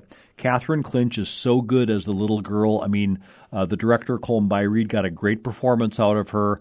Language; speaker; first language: English; native; English